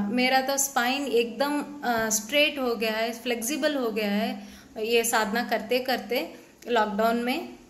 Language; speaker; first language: Hindi; non-native, local second language; Tamil